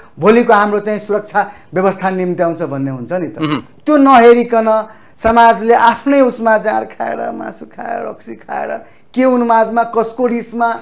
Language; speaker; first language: Nepali; non-native, local second language; Maithili